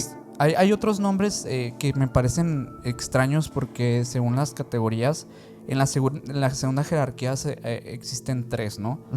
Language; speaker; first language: Spanish; native; Spanish